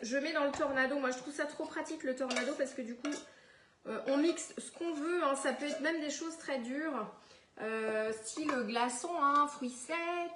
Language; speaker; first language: French; native; French